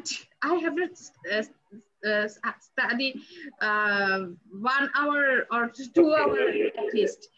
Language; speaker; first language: English; non-native, learner; Bangla